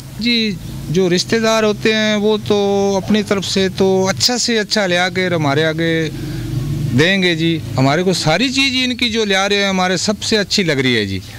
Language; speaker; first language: Hindi; native; Hindi